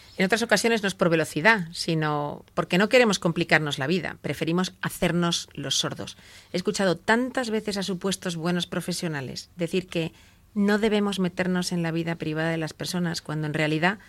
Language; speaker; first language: Spanish; native; Spanish